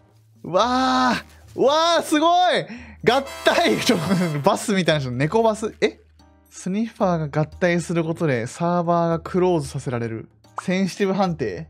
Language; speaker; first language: Japanese; native; Japanese